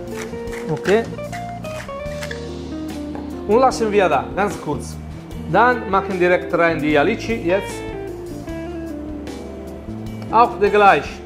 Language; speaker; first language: German; non-native, learner; Italian